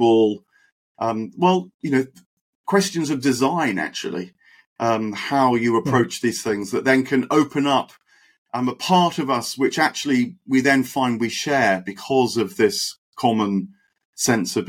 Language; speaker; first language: English; native; English